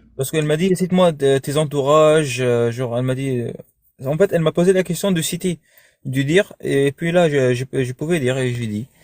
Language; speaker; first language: French; non-native, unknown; Arabic